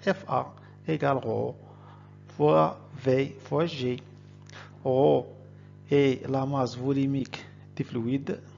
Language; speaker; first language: French; non-native, local second language; Arabic